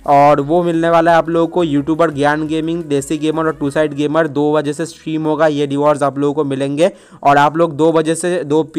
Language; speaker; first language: Hindi; native; Hindi